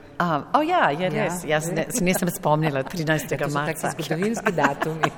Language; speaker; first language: Slovenian; non-native, fluent; English